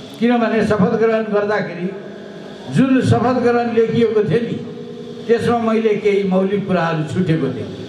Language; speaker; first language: Nepali; native; Nepali